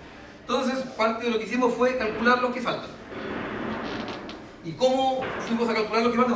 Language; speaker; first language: Spanish; native; Spanish